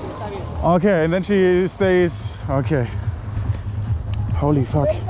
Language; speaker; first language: English; non-native, fluent; German